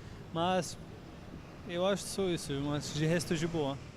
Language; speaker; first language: Portuguese; non-native, learner; Arabic